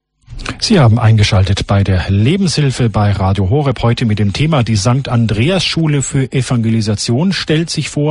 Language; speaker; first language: German; native; German